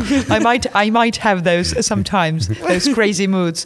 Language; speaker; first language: English; non-native, fluent; Estonian